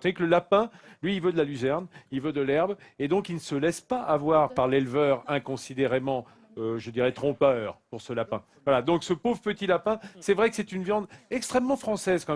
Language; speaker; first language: French; native; French